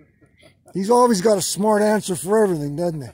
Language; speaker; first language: English; native; English